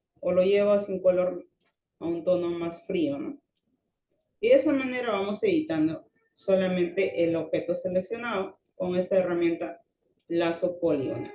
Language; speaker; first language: Spanish; native; Spanish